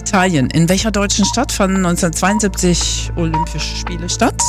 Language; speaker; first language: German; native; German